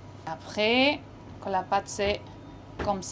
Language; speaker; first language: French; non-native, fluent; Spanish